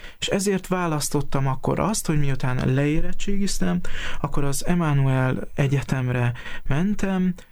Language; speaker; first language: Hungarian; native; Hungarian